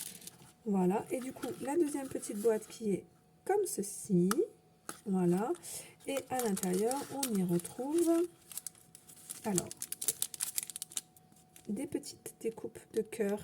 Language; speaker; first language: French; native; French